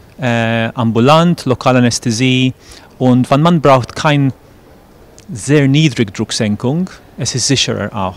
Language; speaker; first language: German; non-native, fluent; English